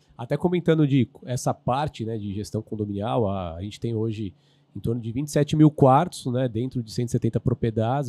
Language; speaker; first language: Portuguese; native; Portuguese